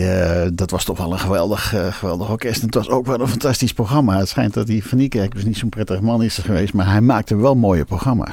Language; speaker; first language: Dutch; native; Dutch